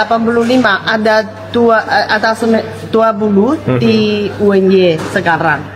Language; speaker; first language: Indonesian; non-native, fluent; Chinese